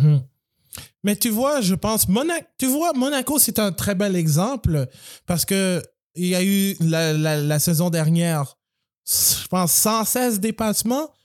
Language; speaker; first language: French; native; French